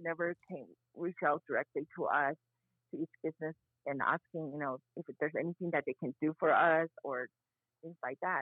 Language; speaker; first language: English; native; English